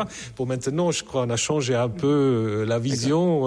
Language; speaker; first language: French; non-native, fluent; German